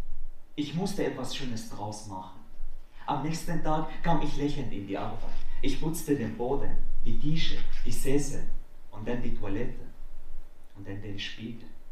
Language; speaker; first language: German; non-native, fluent; Arabic